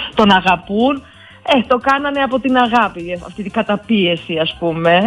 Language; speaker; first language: Greek; non-native, fluent; Georgian